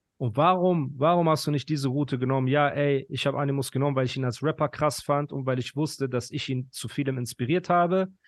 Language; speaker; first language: German; early bilingual, other home language; Persian